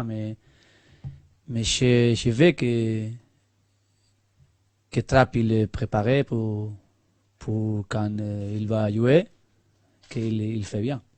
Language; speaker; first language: French; non-native, learner; Spanish